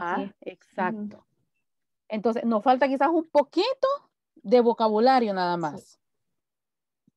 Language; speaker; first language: Spanish; native; Spanish